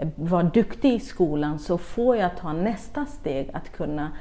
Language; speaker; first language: Swedish; non-native, fluent; Kurdish